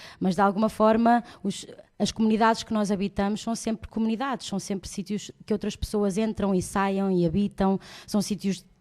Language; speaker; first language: Portuguese; native; Portuguese